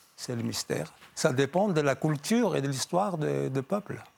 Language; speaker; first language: French; non-native, fluent; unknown